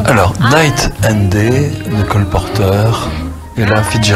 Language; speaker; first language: French; native; French